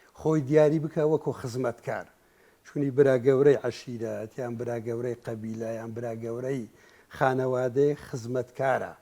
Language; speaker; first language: Central Kurdish; non-native, local second language; Kurdish